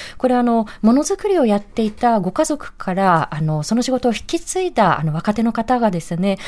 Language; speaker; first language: Japanese; native; Japanese